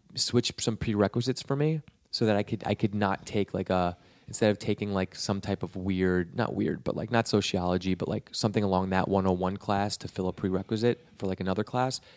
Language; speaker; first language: English; native; English